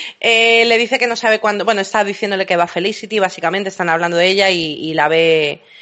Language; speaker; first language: Spanish; native; Spanish